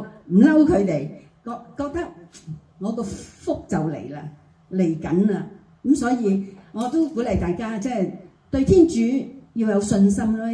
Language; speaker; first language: Cantonese; native; Cantonese